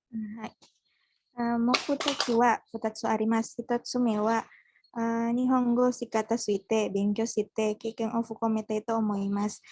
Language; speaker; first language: Japanese; non-native, learner; Indonesian